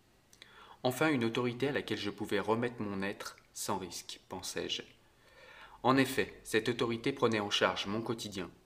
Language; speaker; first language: French; native; French